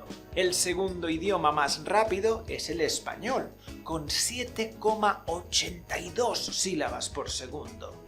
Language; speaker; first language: Spanish; native; Spanish